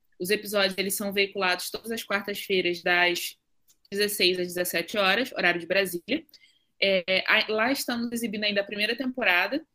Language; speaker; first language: Portuguese; native; Portuguese